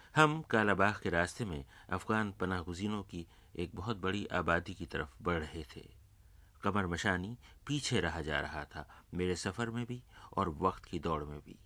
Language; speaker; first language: Urdu; native; Urdu